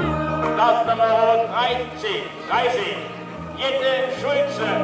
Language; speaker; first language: German; native; German